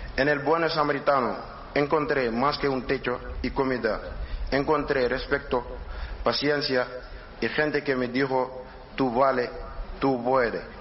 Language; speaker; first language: Spanish; non-native, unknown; Wolof